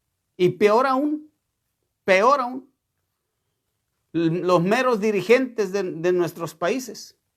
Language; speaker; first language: Spanish; native; Spanish